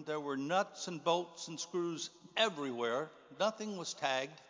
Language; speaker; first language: English; native; English